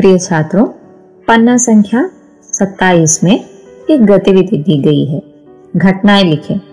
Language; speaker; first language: Hindi; non-native, local second language; Malayalam